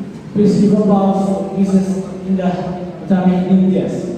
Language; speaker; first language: English; non-native, learner; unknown